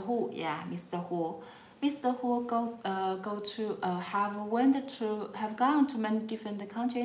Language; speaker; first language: English; non-native, learner; Chinese